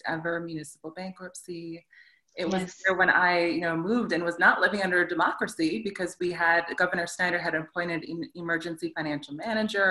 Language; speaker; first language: English; native; English